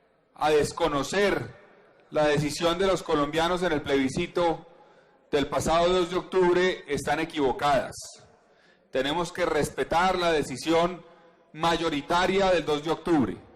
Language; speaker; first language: Spanish; native; Spanish